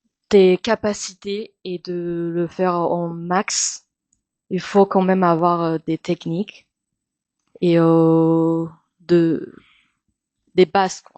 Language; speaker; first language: French; non-native, fluent; Min Nan Chinese